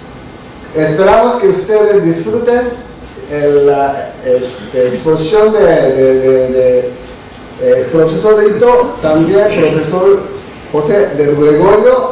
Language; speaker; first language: Spanish; non-native, fluent; Japanese